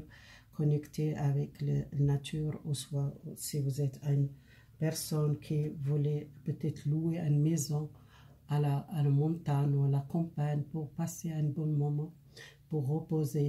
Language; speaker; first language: French; non-native, learner; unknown